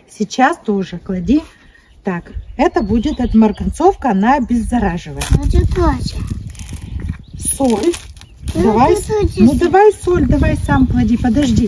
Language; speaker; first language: Russian; native; Russian